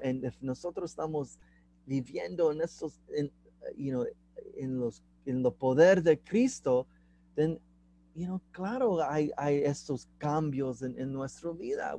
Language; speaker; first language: Spanish; non-native, learner; English